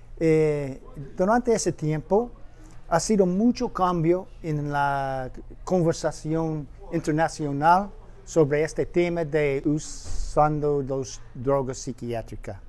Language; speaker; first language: Spanish; non-native, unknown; English